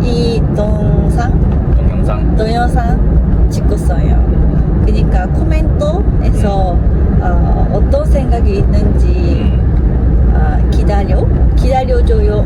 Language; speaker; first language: Korean; non-native, learner; Japanese